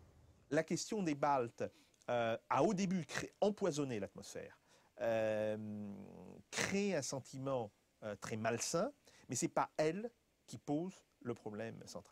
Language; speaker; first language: French; native; French